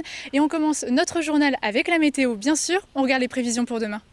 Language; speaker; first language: French; native; French